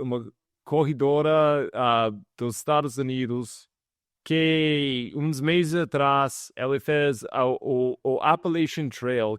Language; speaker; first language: Portuguese; non-native, fluent; English